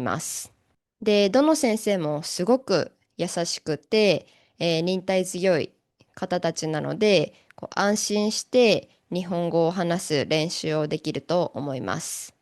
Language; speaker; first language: Japanese; native; Japanese